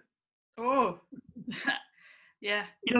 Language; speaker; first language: Japanese; non-native, learner; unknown